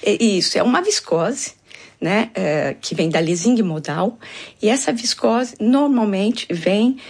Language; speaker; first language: Portuguese; non-native, fluent; French